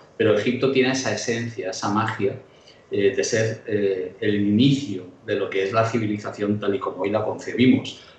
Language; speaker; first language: Spanish; early bilingual, heritage; Spanish